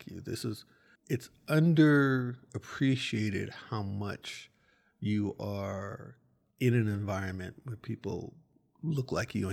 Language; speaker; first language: English; native; English